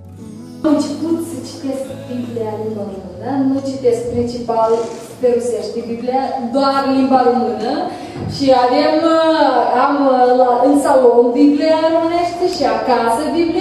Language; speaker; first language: Romanian; non-native, learner; Russian